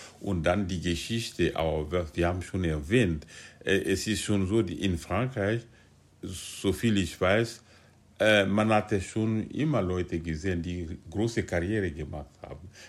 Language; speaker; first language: German; non-native, fluent; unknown